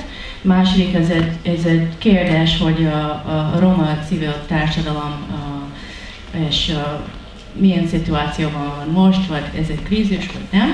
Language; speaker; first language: Hungarian; non-native, learner; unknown